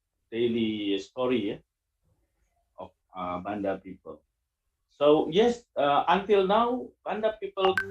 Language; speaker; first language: English; non-native, learner; Indonesian